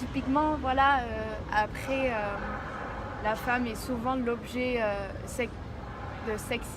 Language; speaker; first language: French; non-native, fluent; Dutch